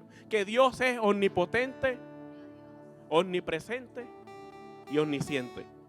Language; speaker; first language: Spanish; native; Spanish